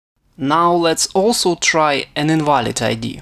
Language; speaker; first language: English; non-native, fluent; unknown